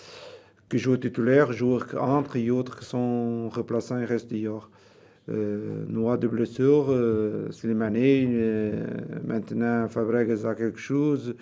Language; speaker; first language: French; non-native, learner; Portuguese